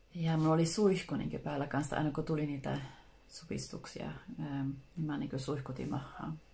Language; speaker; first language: Finnish; early bilingual, heritage; Finnish